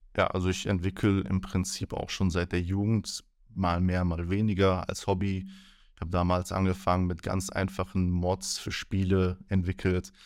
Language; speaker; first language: German; early bilingual, other home language; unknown